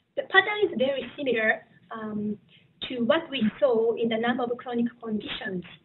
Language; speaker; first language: English; non-native, fluent; Japanese